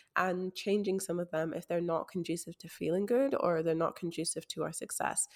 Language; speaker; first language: English; native; English